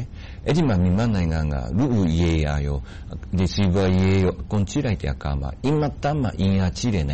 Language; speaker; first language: Burmese; non-native, fluent; Japanese